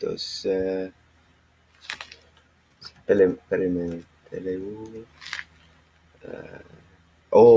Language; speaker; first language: Greek; non-native, learner; English